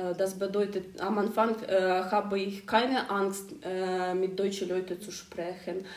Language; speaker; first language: German; non-native, learner; Ukrainian